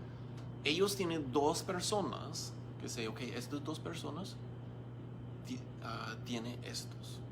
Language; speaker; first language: Spanish; non-native, learner; English